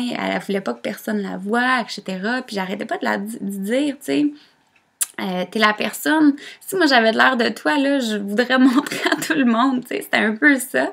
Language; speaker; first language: French; native; French